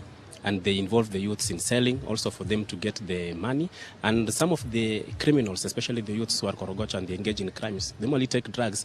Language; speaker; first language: English; non-native, local second language; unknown